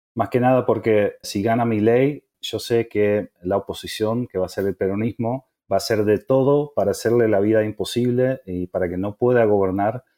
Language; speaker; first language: Spanish; non-native, fluent; Dutch